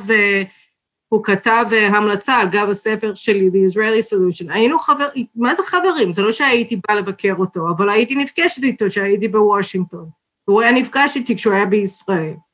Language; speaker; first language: Hebrew; non-native, fluent; English